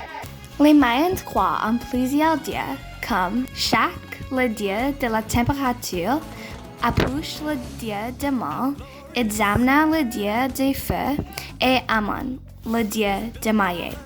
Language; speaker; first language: French; non-native, local second language; English